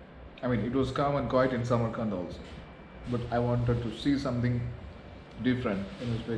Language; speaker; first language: English; non-native, local second language; Malayalam